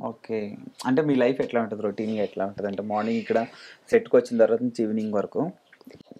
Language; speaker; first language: Telugu; native; Telugu